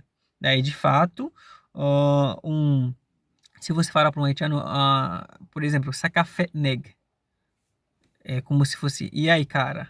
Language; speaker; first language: Portuguese; non-native, fluent; Haitian Creole